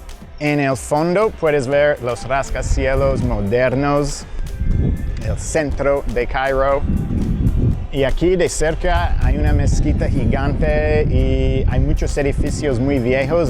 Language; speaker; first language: Spanish; non-native, fluent; English